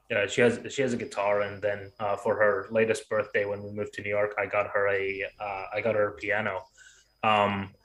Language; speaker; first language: English; non-native, fluent; Arabic